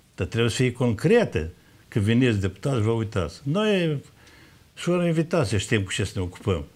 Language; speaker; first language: Romanian; native; Romanian